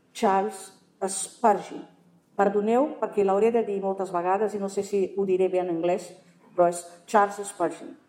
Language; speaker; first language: Catalan; non-native, fluent; Portuguese